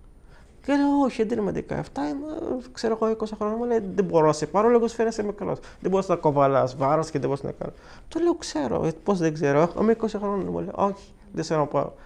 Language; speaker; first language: Greek; non-native, fluent; Arabic